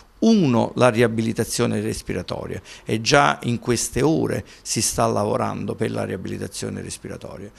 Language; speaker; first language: Italian; native; Italian